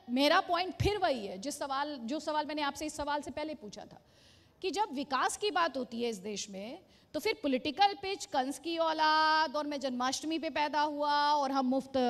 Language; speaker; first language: Hindi; native; Hindi